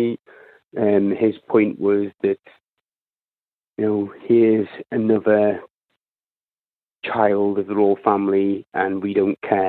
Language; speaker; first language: English; native; English